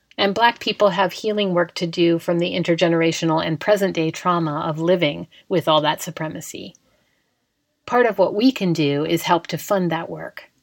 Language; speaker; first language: English; native; English